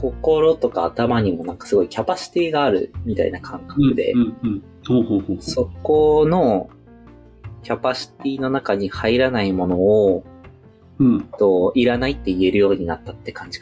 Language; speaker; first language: Japanese; native; Japanese